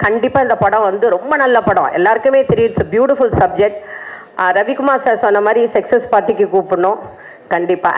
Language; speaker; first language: Tamil; non-native, fluent; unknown